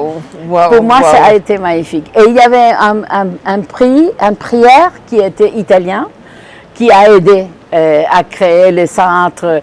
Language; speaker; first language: French; non-native, fluent; Spanish